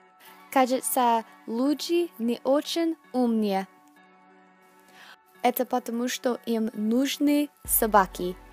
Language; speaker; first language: Russian; non-native, learner; English